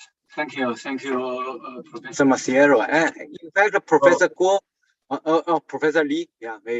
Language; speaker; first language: English; non-native, fluent; Chinese